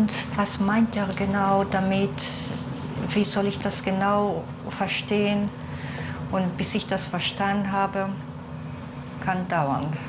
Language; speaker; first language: German; non-native, fluent; Hebrew